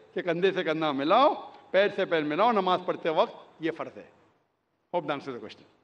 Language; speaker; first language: Hindi; non-native, local second language; Konkani